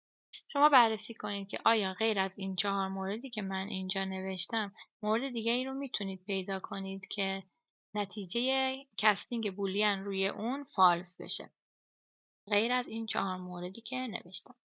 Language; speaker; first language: Persian; native; Persian